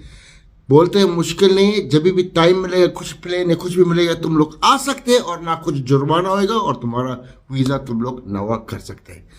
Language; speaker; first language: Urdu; non-native, local second language; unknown